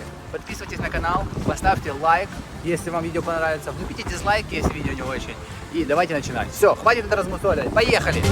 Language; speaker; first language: Russian; native; Russian